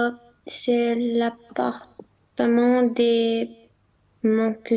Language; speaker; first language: French; non-native, learner; Romanian